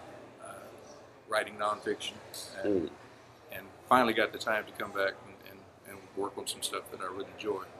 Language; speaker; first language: English; native; English